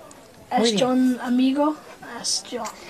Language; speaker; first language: Spanish; non-native, learner; English